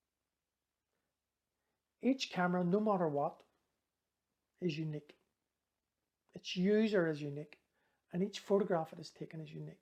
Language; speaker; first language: English; native; English